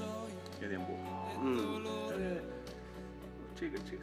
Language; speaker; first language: Chinese; non-native, learner; Italian